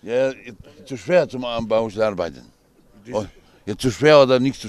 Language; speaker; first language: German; non-native, learner; Bosnian